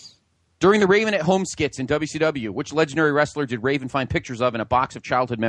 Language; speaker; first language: English; native; English